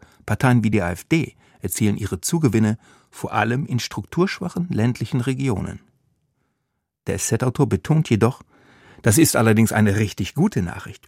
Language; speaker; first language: German; native; German